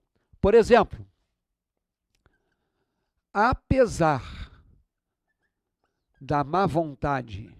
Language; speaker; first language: Portuguese; native; Portuguese